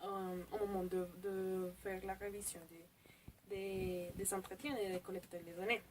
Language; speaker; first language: French; non-native, fluent; Spanish